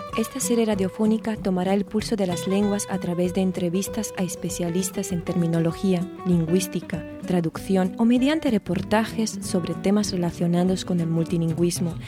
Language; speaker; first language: Spanish; non-native, fluent; Romanian